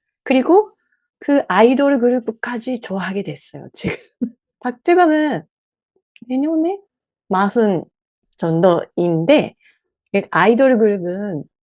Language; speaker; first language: Korean; non-native, learner; Japanese